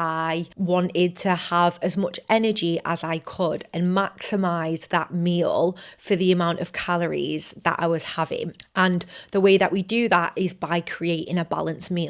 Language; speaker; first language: English; native; English